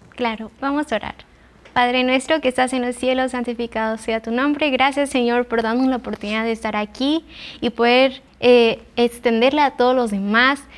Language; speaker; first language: Spanish; native; Spanish